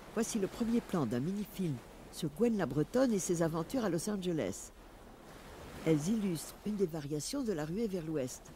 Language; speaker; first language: French; native; French